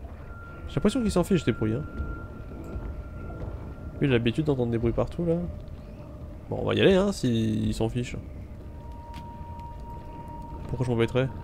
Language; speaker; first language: French; native; French